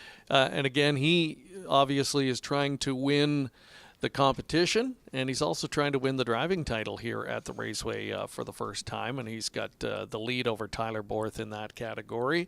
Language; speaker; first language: English; native; English